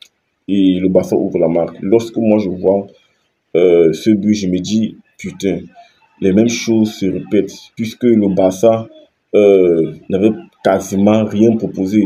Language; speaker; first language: French; native; French